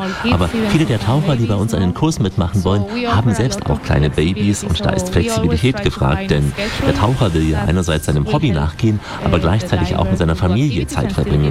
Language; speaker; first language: German; native; German